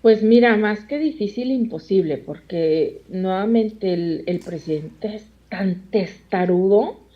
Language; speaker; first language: Spanish; native; Spanish